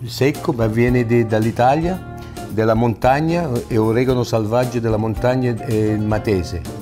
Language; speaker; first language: Italian; early bilingual, heritage; Italian